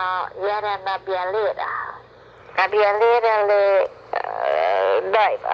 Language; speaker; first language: Italian; early bilingual, heritage; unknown